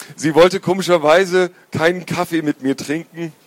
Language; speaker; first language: German; native; German